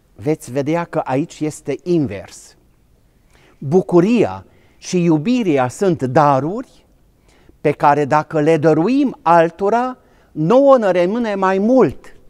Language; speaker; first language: Romanian; non-native, local second language; Hungarian